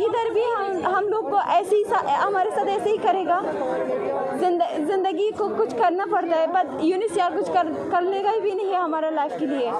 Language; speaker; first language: Hindi; non-native, fluent; Persian